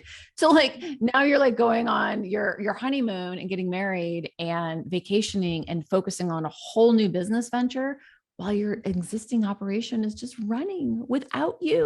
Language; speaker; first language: English; native; English